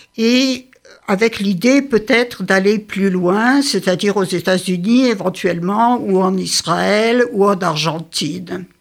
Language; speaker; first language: French; early bilingual, other home language; Yiddish